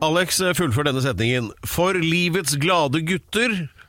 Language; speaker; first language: Norwegian; native; Norwegian